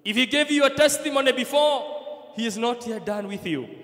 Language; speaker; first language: English; non-native, local second language; Swahili